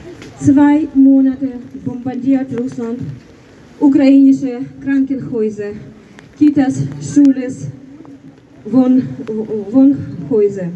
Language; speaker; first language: German; non-native, fluent; Ukrainian